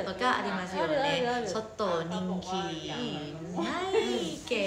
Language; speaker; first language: Japanese; non-native, learner; Thai